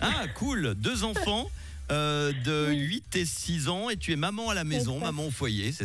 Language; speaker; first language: French; native; French